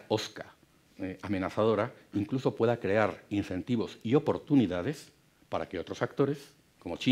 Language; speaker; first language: Spanish; native; Spanish